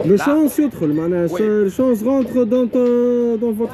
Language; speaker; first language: French; non-native, learner; Arabic